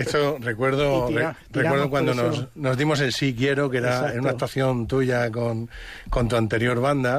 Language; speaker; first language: Spanish; native; Spanish